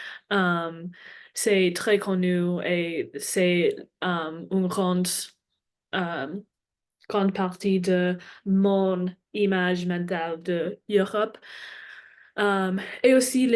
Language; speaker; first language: French; non-native, learner; English